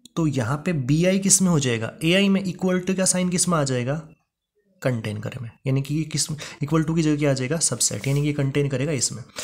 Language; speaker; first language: Hindi; native; Hindi